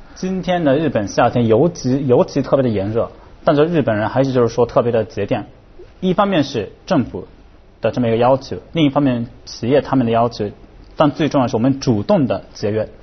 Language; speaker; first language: Chinese; non-native, fluent; Japanese